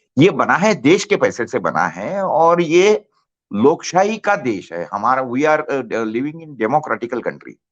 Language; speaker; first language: Hindi; non-native, local second language; Marathi